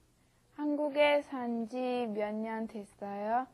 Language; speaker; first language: Korean; non-native, learner; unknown